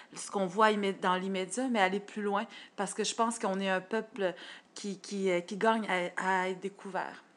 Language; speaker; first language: French; native; French